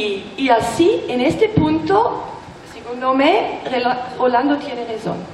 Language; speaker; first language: Spanish; non-native, learner; German